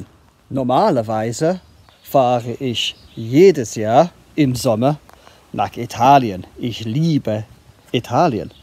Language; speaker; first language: German; non-native, fluent; English